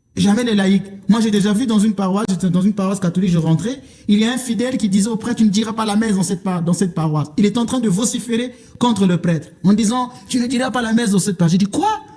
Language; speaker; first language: French; non-native, local second language; Lingala